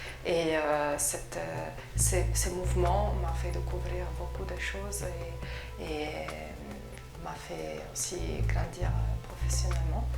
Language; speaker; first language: French; non-native, fluent; Italian